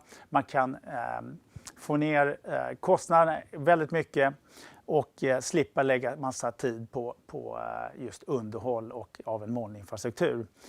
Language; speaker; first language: Swedish; native; Swedish